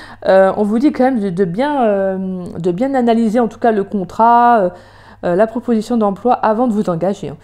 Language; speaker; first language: French; native; French